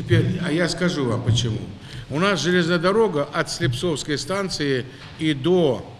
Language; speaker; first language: Russian; non-native, local second language; Ingush